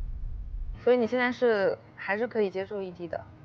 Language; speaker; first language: Chinese; native; Chinese